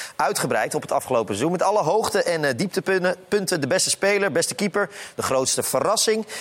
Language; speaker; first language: Dutch; native; Dutch